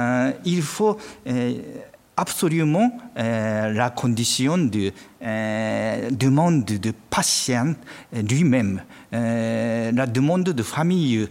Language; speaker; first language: French; non-native, fluent; Japanese